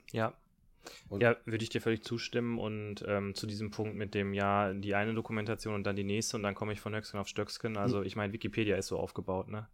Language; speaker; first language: German; native; German